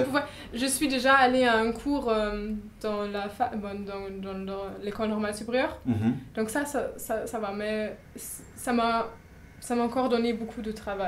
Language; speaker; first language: French; non-native, fluent; German